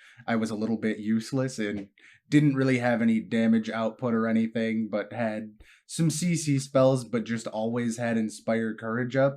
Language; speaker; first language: English; native; English